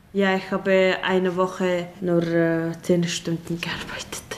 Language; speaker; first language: German; non-native, learner; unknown